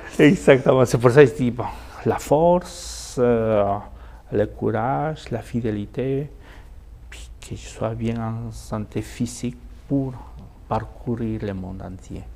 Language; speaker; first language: French; non-native, fluent; Spanish